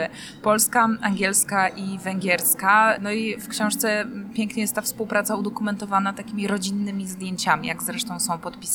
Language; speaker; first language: Polish; native; Polish